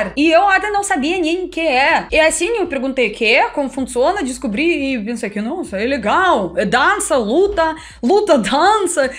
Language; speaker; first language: Portuguese; non-native, fluent; Russian